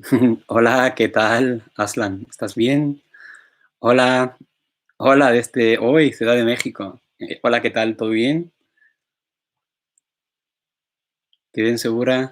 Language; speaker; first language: Spanish; non-native, fluent; English